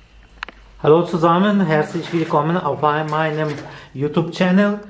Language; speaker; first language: German; non-native, learner; Ukrainian